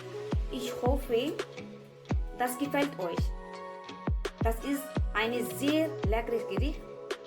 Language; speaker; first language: German; non-native, learner; Urdu